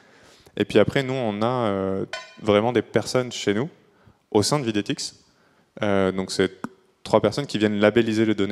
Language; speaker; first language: French; native; French